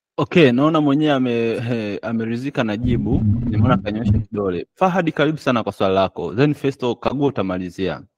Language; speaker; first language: Swahili; native; Swahili